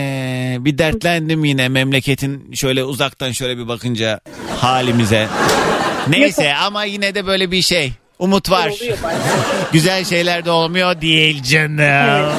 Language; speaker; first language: Turkish; native; Turkish